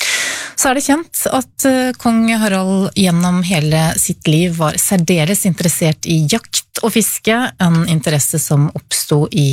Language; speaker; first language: Norwegian; native; Norwegian